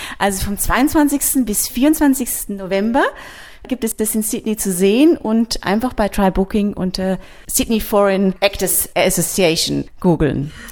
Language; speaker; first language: German; native; German